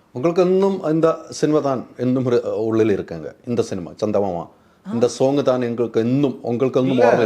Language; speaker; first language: Tamil; non-native, fluent; Malayalam